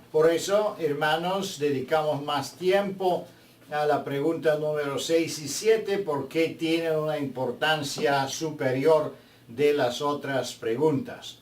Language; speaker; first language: Spanish; non-native, fluent; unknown